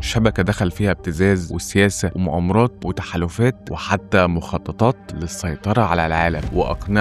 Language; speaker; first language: Arabic; native; Arabic